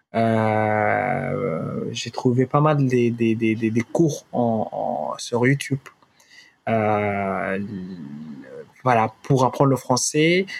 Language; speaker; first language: French; non-native, fluent; Arabic